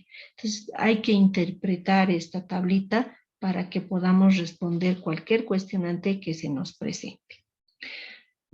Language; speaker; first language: Spanish; native; Spanish